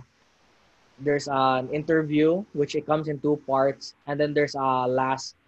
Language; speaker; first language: English; non-native, local second language; Cebuano